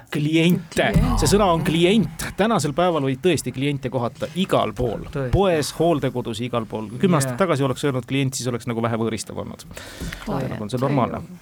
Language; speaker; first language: Estonian; native; Estonian